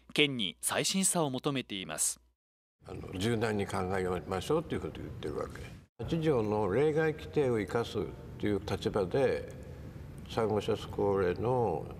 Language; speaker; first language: Japanese; native; Japanese